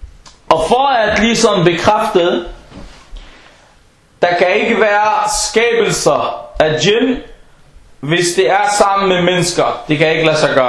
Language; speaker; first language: Danish; non-native, fluent; Arabic